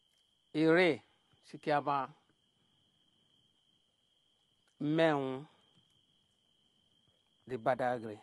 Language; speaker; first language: Italian; non-native, learner; Yoruba